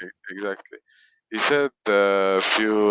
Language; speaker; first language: English; non-native, learner; French